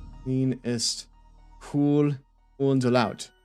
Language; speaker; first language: German; non-native, learner; English